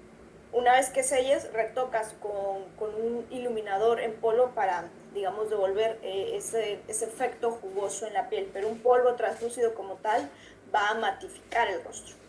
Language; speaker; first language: Spanish; native; Spanish